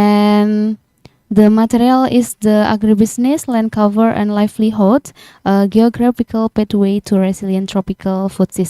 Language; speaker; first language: English; non-native, learner; Indonesian